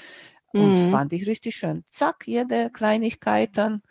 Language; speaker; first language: German; non-native, fluent; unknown